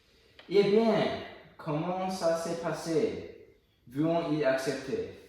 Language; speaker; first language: French; non-native, learner; English